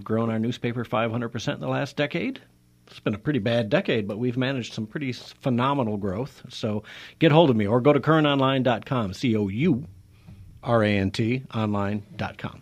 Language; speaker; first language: English; native; English